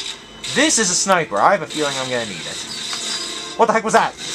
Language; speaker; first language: English; native; English